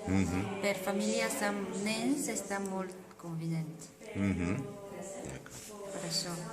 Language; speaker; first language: Catalan; non-native, local second language; Spanish